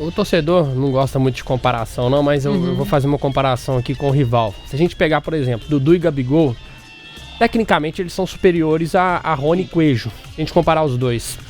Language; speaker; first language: Portuguese; native; Portuguese